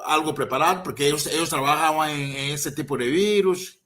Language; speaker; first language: Spanish; non-native, fluent; Portuguese